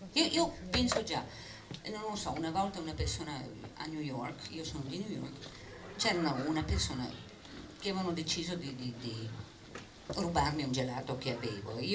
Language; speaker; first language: Italian; non-native, fluent; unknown